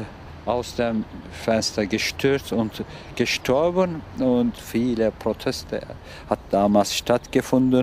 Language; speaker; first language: German; non-native, fluent; Turkish